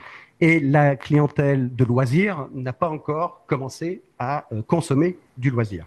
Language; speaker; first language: French; native; French